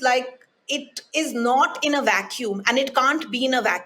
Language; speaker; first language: English; non-native, local second language; Hindi